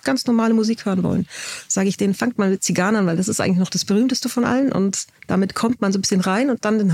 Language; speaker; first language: German; native; German